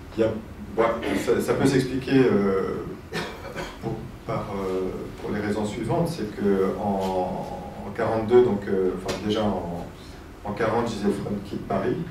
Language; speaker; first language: French; native; French